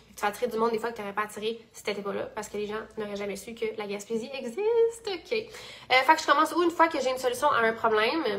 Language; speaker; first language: French; native; French